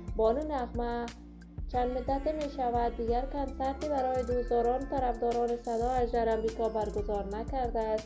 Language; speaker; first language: Persian; native; Persian